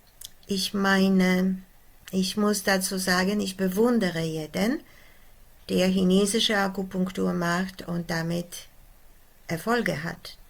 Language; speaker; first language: German; non-native, fluent; Polish